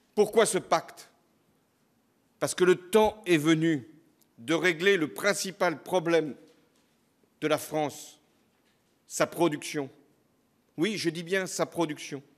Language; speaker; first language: French; native; French